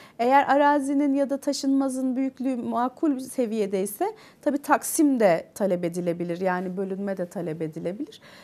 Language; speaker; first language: Turkish; native; Turkish